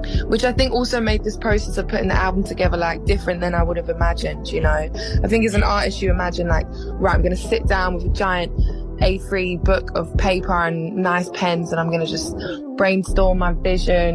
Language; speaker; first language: English; native; English